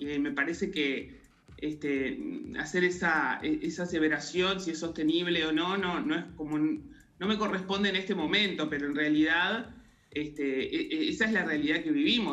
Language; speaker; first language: Spanish; native; Spanish